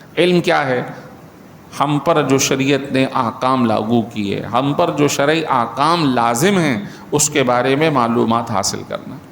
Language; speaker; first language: Urdu; native; Urdu